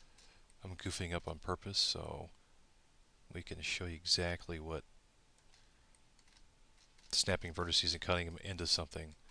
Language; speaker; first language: English; native; English